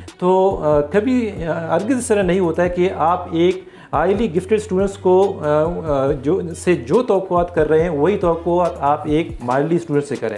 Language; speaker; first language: Urdu; non-native, local second language; Baluchi